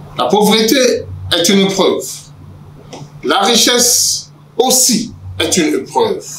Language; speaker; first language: French; non-native, local second language; Yoruba